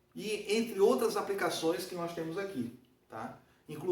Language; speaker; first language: Portuguese; native; Portuguese